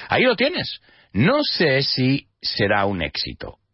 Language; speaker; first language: Spanish; non-native, fluent; English